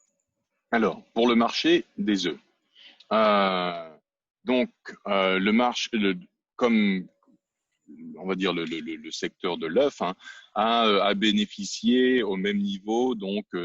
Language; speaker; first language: French; native; French